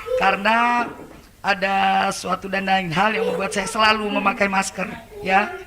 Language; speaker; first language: Indonesian; native; Indonesian